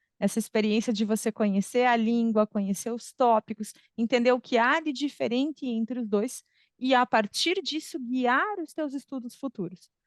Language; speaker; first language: Portuguese; native; Portuguese